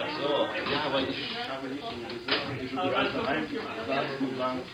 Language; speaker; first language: German; non-native, learner; Russian